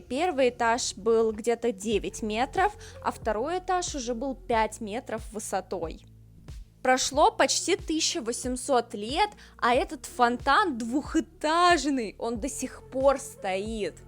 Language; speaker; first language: Russian; native; Russian